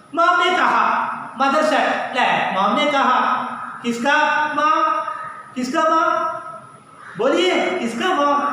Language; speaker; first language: Hindi; non-native, local second language; Malayalam